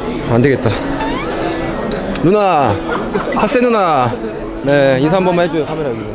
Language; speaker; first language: Korean; native; Korean